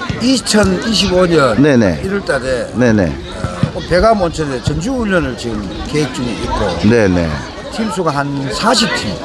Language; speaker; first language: Korean; native; Korean